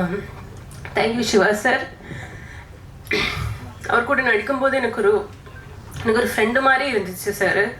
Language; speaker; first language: Tamil; non-native, fluent; Malayalam